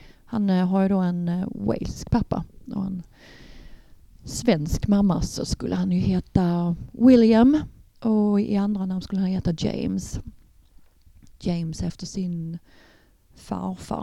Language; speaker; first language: Swedish; native; Swedish